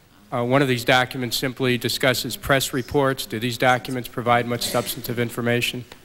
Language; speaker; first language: English; native; English